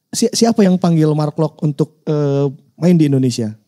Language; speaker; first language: Indonesian; native; Indonesian